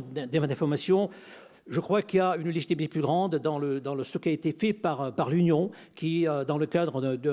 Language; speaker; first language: French; native; French